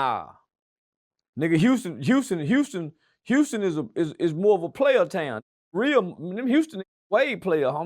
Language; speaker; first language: English; native; English